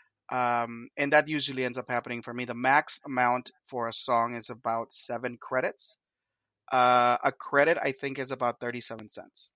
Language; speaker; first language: English; native; English